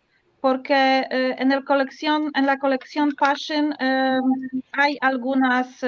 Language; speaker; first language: Spanish; non-native, learner; Polish